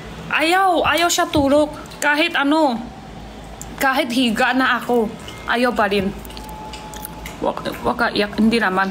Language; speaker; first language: Filipino; non-native, learner; Chinese